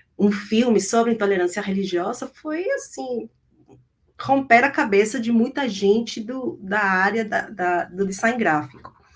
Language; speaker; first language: Portuguese; non-native, fluent; Spanish